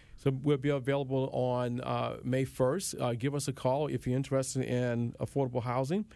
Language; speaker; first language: English; native; English